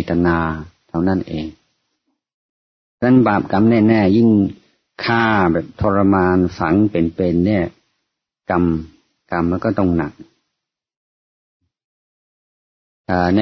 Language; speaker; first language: Thai; non-native, fluent; English